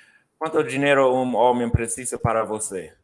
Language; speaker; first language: Portuguese; non-native, learner; English